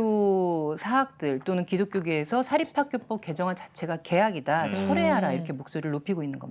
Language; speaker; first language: Korean; native; Korean